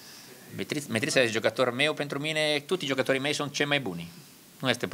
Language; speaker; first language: Romanian; non-native, learner; Italian